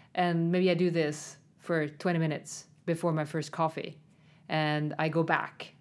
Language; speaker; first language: English; non-native, fluent; Swedish